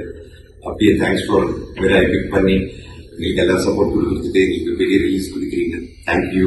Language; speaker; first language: Tamil; non-native, local second language; Telugu